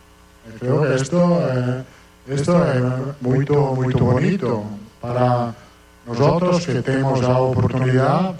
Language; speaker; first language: Portuguese; non-native, fluent; Italian